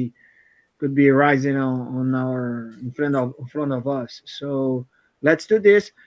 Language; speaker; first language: English; non-native, fluent; Portuguese